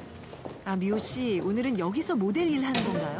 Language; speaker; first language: Korean; native; Korean